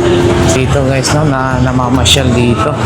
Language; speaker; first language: Filipino; native; Filipino